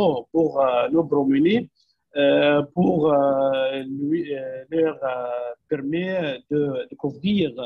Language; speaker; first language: French; non-native, fluent; Arabic